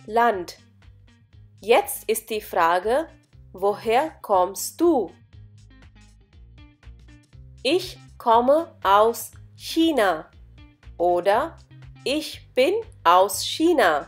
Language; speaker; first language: German; non-native, fluent; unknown